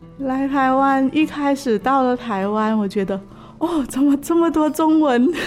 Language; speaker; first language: Chinese; early bilingual, heritage; Chinese